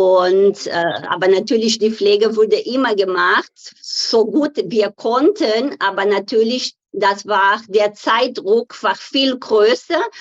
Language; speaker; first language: German; non-native, fluent; Portuguese